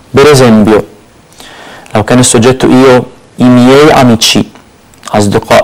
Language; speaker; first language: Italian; non-native, fluent; Arabic